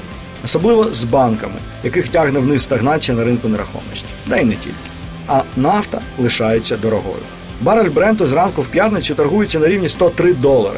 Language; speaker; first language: Ukrainian; native; Ukrainian